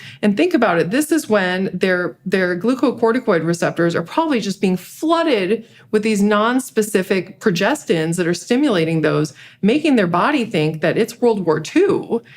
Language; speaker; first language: English; native; English